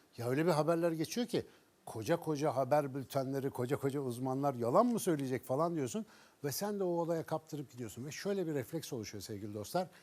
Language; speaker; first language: Turkish; native; Turkish